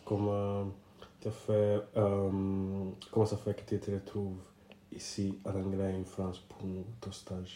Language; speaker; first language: French; non-native, learner; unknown